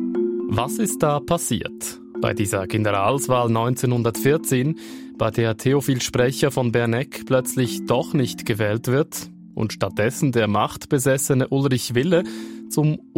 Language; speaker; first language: German; native; German